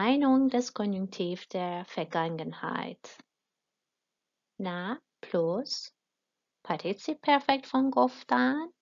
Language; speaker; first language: German; non-native, fluent; Persian